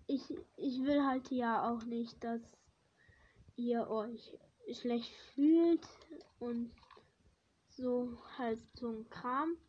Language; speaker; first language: German; early bilingual, other home language; Hungarian